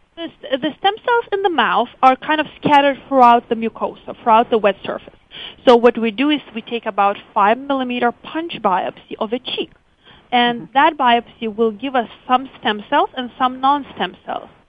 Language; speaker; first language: English; early bilingual, other home language; Lithuanian